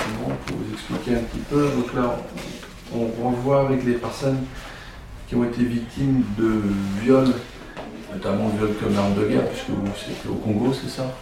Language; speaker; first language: French; native; French